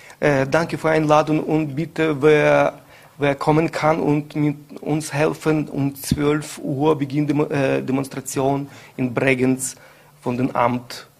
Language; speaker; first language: German; non-native, learner; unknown